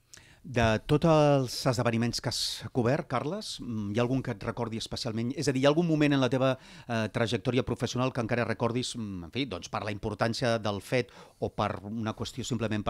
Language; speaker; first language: Catalan; native; Catalan